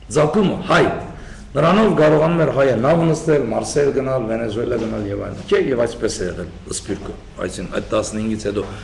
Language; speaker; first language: Armenian; early bilingual, heritage; Armenian